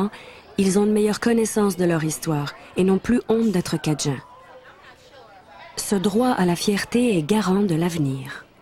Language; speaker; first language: French; native; French